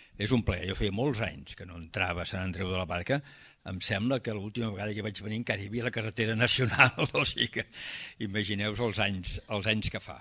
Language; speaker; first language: Catalan; early bilingual, heritage; Catalan